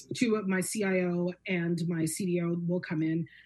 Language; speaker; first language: English; native; English